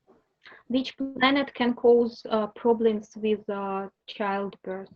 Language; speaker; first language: English; non-native, learner; Russian